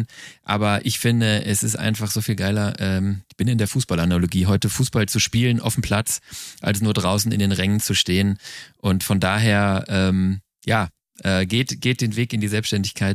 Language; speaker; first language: German; native; German